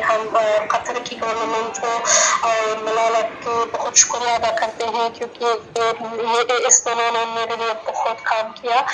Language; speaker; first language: Hindi; non-native, learner; Persian